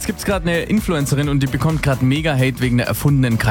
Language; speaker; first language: German; native; German